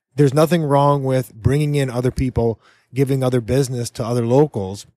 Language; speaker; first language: English; native; English